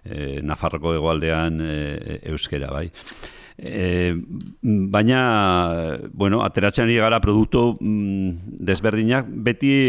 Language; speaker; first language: Basque; non-native, local second language; Spanish